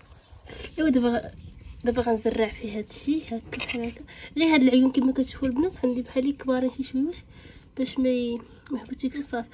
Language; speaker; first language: Arabic; native; Arabic